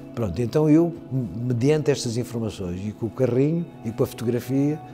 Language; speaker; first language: Portuguese; native; Portuguese